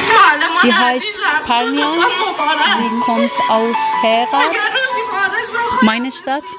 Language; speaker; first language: German; non-native, learner; Persian